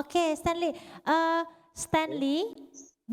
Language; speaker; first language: English; non-native, learner; Indonesian